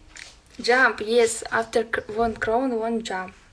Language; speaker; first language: English; non-native, learner; Russian